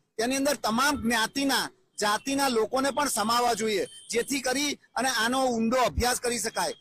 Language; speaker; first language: Gujarati; native; Gujarati